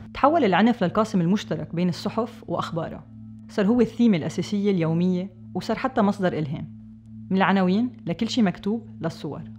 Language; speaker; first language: Arabic; native; Arabic